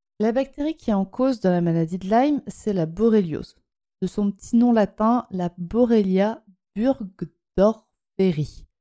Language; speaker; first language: French; native; French